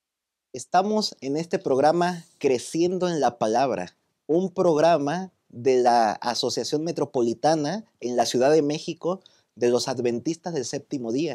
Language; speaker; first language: Spanish; native; Spanish